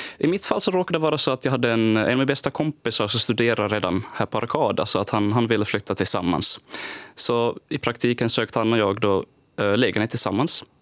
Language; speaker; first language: Swedish; native; Swedish